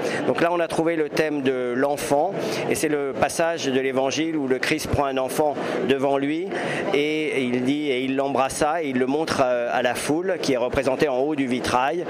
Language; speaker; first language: French; native; French